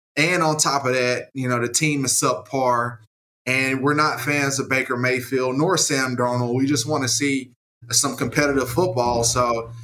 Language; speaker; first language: English; native; English